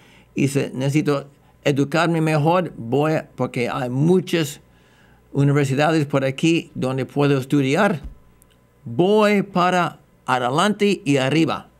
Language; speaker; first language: Spanish; non-native, fluent; English